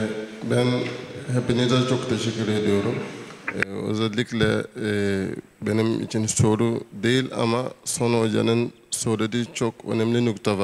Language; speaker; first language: Turkish; non-native, fluent; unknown